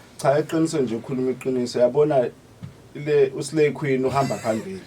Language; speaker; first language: Zulu; native; Zulu